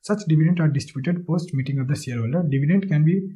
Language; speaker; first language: English; non-native, local second language; Nepali